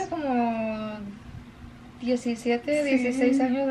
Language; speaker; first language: Spanish; early bilingual, other home language; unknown